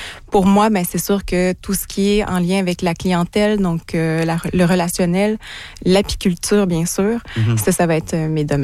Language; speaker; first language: French; native; French